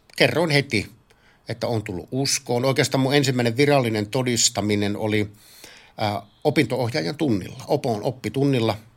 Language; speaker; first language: Finnish; native; Finnish